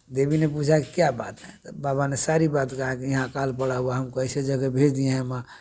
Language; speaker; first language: Hindi; native; Hindi